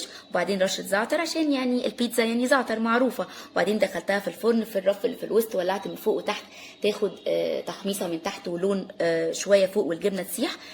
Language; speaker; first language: Arabic; native; Arabic